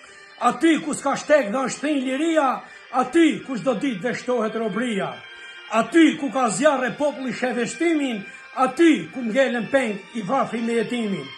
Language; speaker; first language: Albanian; native; Albanian